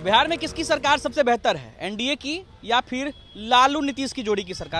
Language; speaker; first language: Hindi; native; Hindi